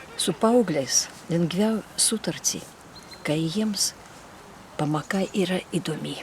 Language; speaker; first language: Lithuanian; non-native, fluent; Russian